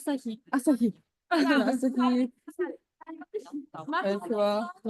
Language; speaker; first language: Japanese; non-native, learner; German